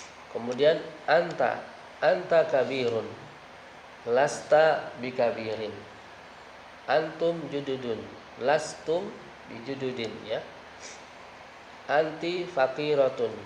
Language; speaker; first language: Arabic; non-native, fluent; Indonesian